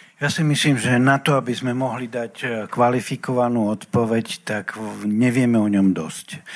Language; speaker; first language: Slovak; native; Slovak